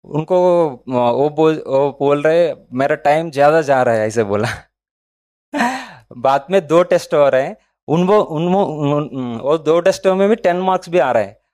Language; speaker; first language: Hindi; non-native, local second language; Telugu